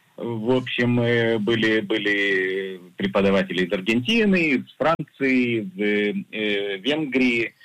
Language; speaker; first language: Russian; native; Russian